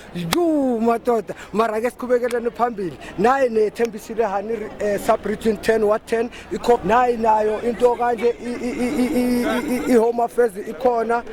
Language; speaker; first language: Zulu; native; Zulu